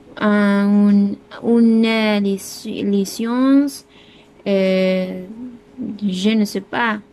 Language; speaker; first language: French; non-native, learner; Spanish